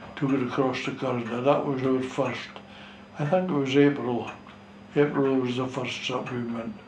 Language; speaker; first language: English; native; English